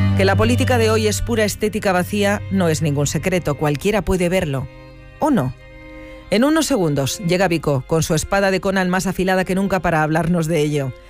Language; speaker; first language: Spanish; native; Spanish